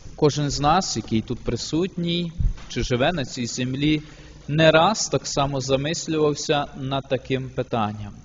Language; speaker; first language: Ukrainian; native; Ukrainian